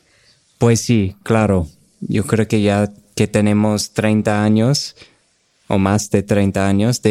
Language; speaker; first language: Spanish; non-native, fluent; English